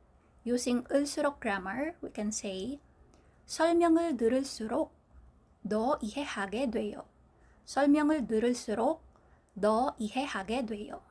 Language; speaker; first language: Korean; non-native, fluent; Filipino